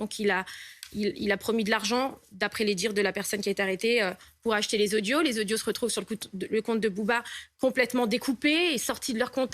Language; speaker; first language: French; native; French